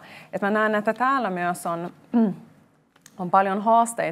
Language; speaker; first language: Finnish; non-native, local second language; Swedish